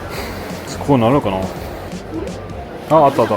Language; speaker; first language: Japanese; non-native, fluent; French